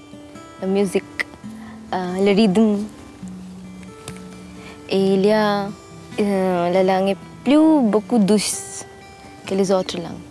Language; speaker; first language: French; non-native, fluent; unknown